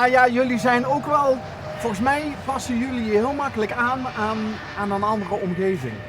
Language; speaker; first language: Dutch; native; Dutch